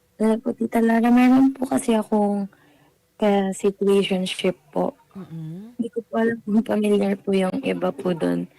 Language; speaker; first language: Filipino; native; Filipino